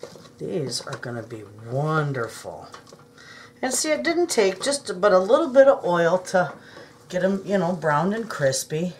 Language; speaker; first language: English; native; English